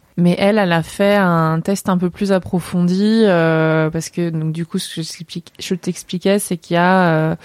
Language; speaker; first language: French; native; French